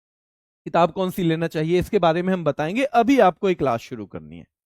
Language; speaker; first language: Hindi; native; Hindi